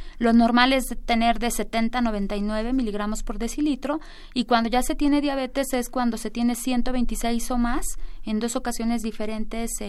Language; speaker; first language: Spanish; native; Spanish